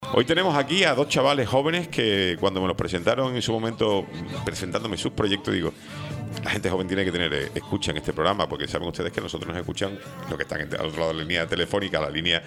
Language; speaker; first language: Spanish; native; Spanish